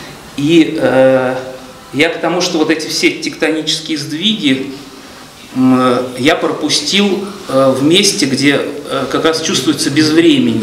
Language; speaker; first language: Russian; native; Russian